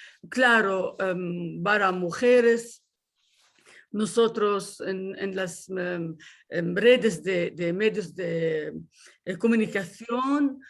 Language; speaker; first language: Spanish; non-native, fluent; Arabic